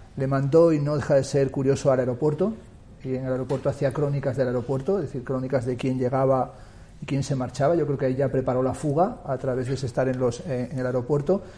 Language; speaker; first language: Spanish; native; Spanish